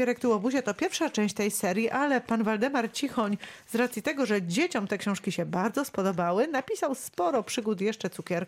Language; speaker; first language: Polish; native; Polish